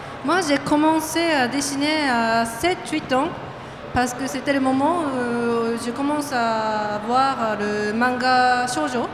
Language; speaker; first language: French; non-native, fluent; Japanese